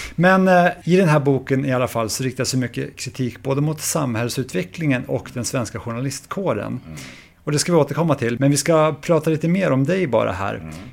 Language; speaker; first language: Swedish; native; Swedish